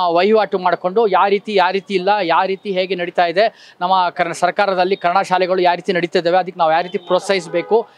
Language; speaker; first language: Kannada; non-native, local second language; Urdu